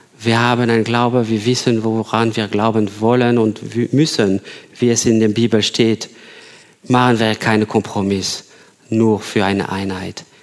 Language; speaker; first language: German; non-native, fluent; French